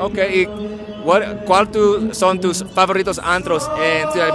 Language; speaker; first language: Spanish; non-native, learner; English